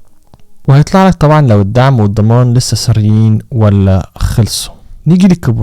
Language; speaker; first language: Arabic; native; Arabic